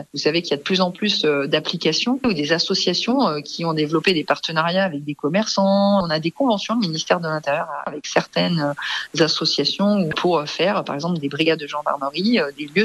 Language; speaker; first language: French; native; French